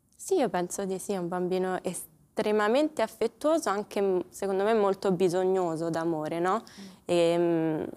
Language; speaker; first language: Italian; native; Italian